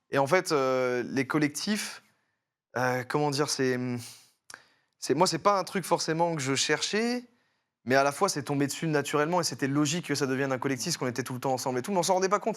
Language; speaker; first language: French; native; French